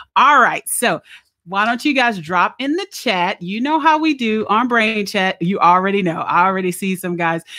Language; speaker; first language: English; native; English